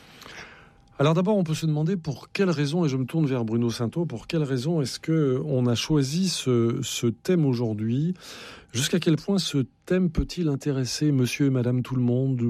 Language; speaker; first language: French; native; French